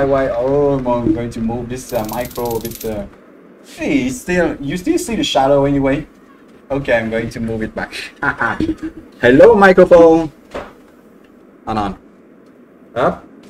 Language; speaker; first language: English; non-native, fluent; French